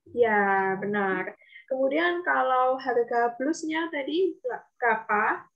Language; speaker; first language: Indonesian; native; Indonesian